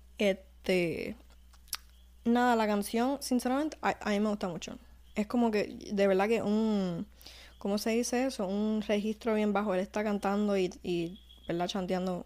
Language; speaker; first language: Spanish; early bilingual, heritage; Spanish